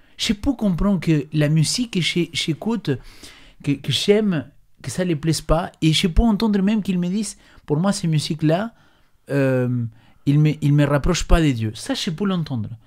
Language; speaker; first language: French; non-native, fluent; Spanish